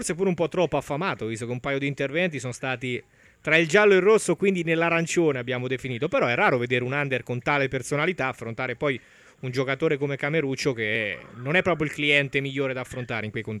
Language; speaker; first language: Italian; native; Italian